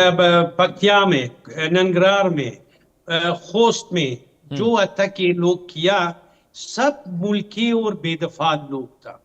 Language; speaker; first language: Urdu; non-native, learner; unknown